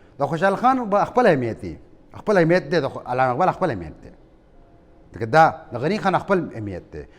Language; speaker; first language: Pashto; non-native, local second language; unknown